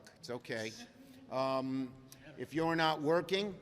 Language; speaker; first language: English; native; English